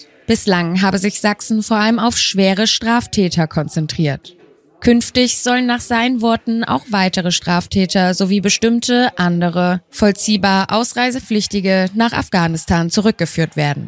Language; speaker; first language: German; native; German